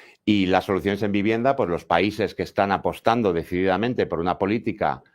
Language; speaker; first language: Spanish; native; Spanish